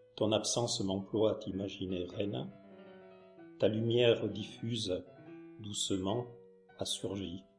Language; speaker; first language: French; native; French